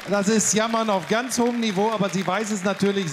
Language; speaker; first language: German; native; German